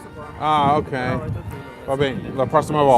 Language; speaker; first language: Italian; non-native, fluent; English